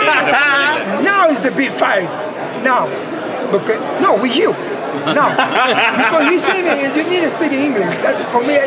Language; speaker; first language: English; non-native, learner; Spanish